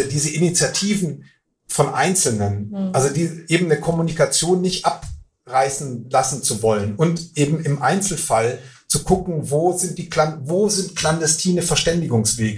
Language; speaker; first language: German; native; German